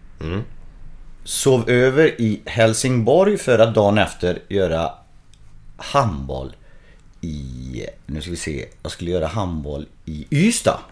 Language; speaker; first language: Swedish; native; Swedish